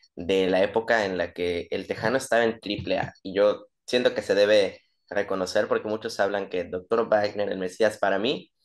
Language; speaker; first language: Spanish; native; Spanish